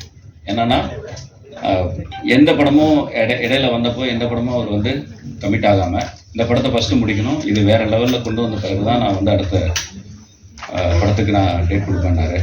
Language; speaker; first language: Tamil; native; Tamil